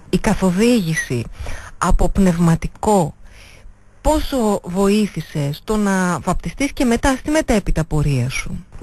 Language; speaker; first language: Greek; native; Greek